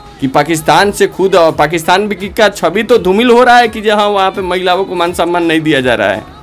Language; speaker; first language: Hindi; native; Hindi